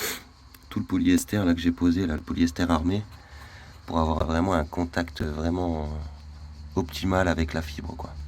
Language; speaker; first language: French; native; French